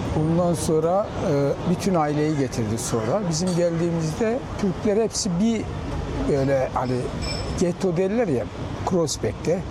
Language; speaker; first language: Turkish; early bilingual, heritage; Turkish